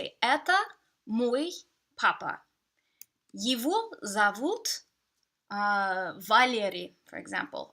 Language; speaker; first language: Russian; non-native, fluent; English